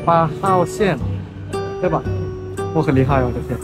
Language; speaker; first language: Chinese; non-native, fluent; Thai